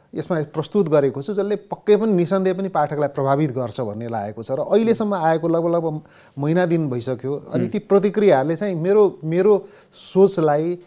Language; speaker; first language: Nepali; native; Nepali